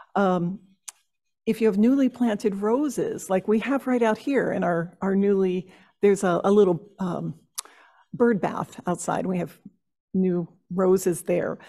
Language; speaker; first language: English; native; English